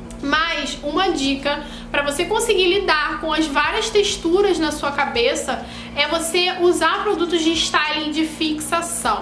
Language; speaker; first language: Portuguese; native; Portuguese